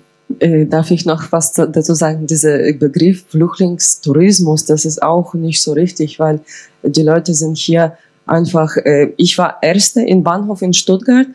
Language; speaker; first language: German; non-native, fluent; Ukrainian